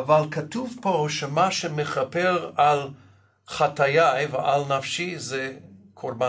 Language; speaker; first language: Hebrew; non-native, fluent; English